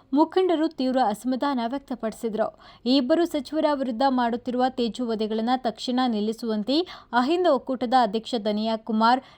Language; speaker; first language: Kannada; native; Kannada